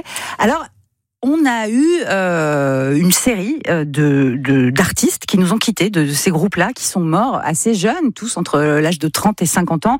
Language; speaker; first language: French; native; French